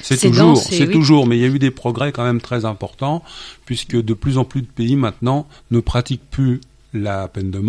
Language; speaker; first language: French; native; French